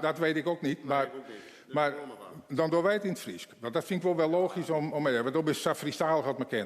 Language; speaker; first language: Dutch; non-native, local second language; Western Frisian